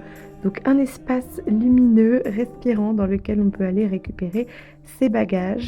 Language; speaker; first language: French; native; French